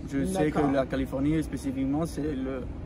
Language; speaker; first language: French; non-native, fluent; Spanish